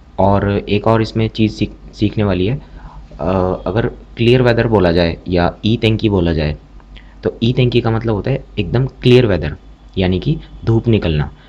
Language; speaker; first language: Hindi; native; Hindi